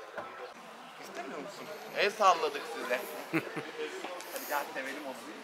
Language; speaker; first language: Turkish; native; Turkish